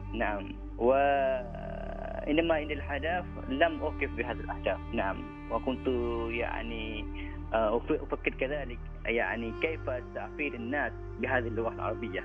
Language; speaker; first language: Arabic; non-native, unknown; Thai